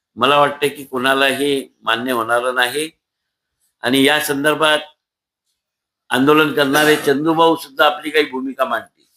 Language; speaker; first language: Marathi; native; Marathi